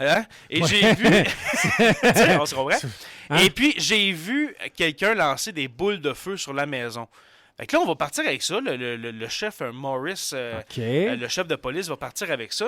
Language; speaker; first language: French; native; French